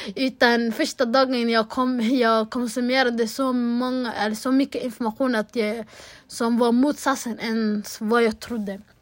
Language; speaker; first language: Swedish; early bilingual, other home language; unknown